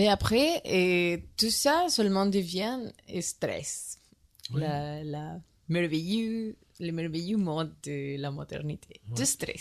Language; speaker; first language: French; non-native, learner; Spanish